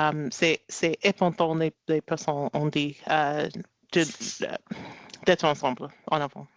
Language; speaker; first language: French; non-native, learner; English